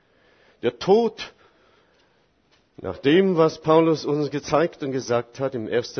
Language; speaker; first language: German; non-native, fluent; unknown